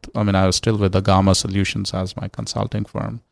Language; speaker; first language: English; non-native, local second language; Hindi